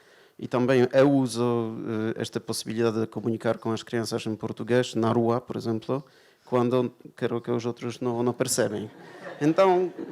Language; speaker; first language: Portuguese; non-native, fluent; Polish